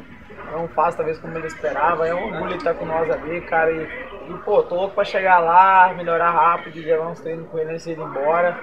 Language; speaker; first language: Portuguese; native; Portuguese